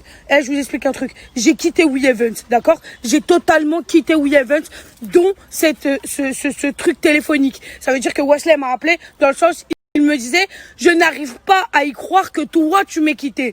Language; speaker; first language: French; native; French